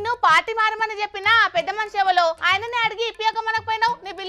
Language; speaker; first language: Telugu; native; Telugu